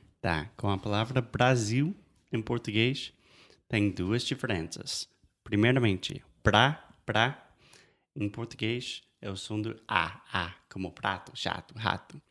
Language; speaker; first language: Portuguese; non-native, fluent; English